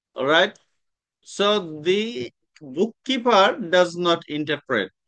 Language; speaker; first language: English; non-native, local second language; Bangla